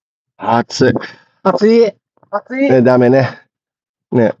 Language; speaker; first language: Japanese; non-native, learner; English